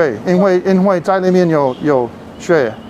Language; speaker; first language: Chinese; non-native, learner; English